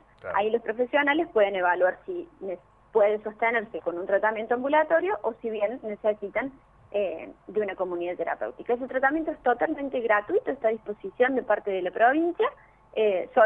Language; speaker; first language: Spanish; native; Spanish